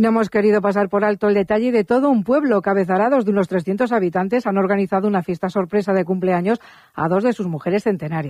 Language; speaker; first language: Spanish; native; Spanish